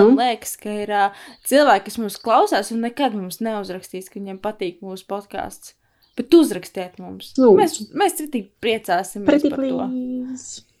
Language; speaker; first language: Latvian; native; Latvian